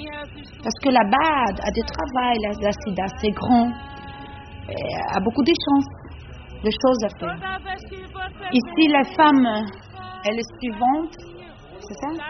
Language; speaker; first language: French; non-native, learner; Portuguese